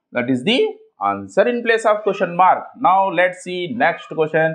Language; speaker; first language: English; non-native, local second language; Telugu